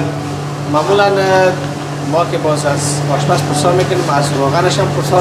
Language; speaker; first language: Persian; native; Persian